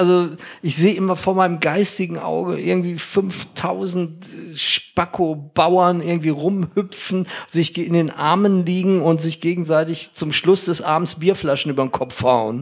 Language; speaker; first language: German; native; German